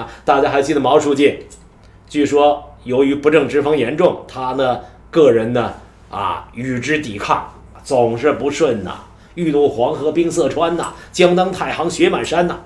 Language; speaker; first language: Chinese; native; Chinese